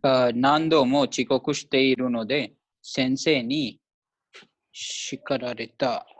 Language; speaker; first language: Japanese; non-native, learner; Hindi